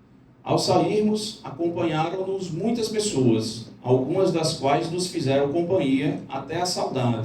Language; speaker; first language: Portuguese; native; Portuguese